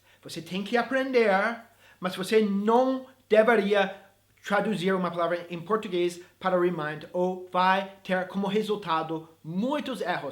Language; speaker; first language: Portuguese; non-native, fluent; English